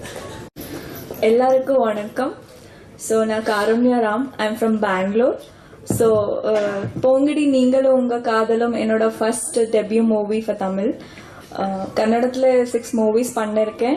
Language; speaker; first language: Tamil; non-native, local second language; Kannada